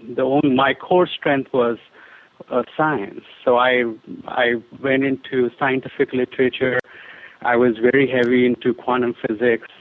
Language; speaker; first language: English; non-native, local second language; Hindi